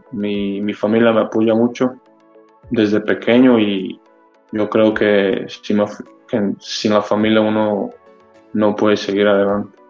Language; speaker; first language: Spanish; early bilingual, other home language; Croatian